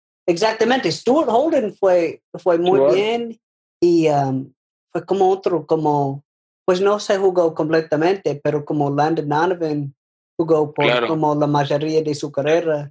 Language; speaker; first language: Spanish; non-native, learner; English